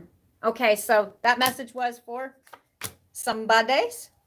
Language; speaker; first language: English; native; English